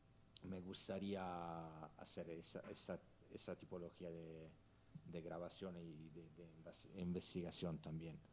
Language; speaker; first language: Spanish; non-native, fluent; Italian